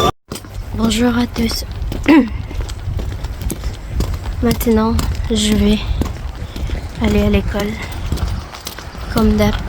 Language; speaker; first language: French; non-native, learner; Indonesian